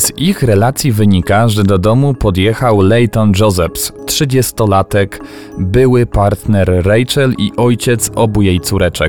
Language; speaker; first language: Polish; native; Polish